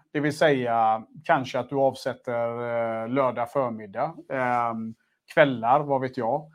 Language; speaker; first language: Swedish; native; Swedish